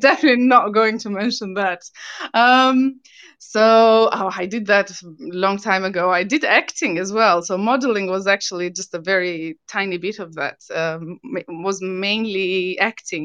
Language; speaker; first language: English; non-native, fluent; Albanian